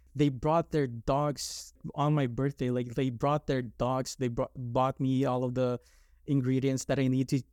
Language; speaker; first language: English; non-native, local second language; Filipino